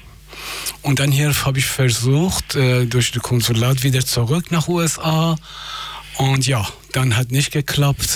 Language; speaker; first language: German; non-native, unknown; Persian